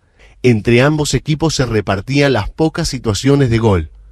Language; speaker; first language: Spanish; native; Spanish